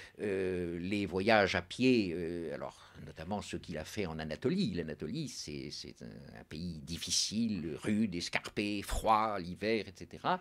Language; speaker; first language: French; native; French